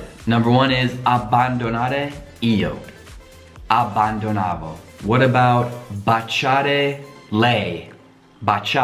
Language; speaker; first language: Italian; non-native, fluent; English